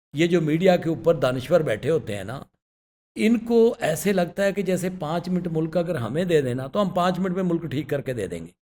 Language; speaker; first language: Urdu; non-native, local second language; Punjabi